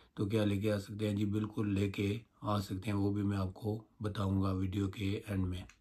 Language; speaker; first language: Urdu; non-native, local second language; Punjabi